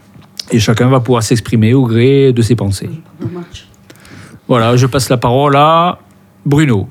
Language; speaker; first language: French; native; French